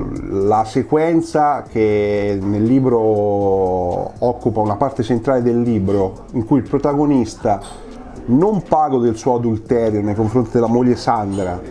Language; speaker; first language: Italian; native; Italian